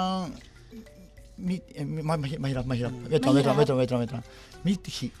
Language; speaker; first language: Filipino; non-native, learner; Japanese